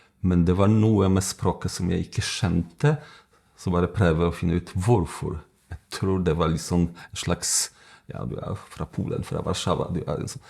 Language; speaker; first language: Norwegian; non-native, fluent; Polish